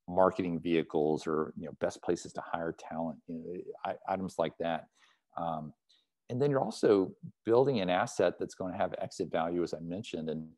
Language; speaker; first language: English; native; English